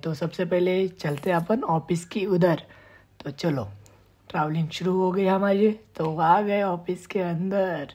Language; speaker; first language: Hindi; non-native, local second language; Marathi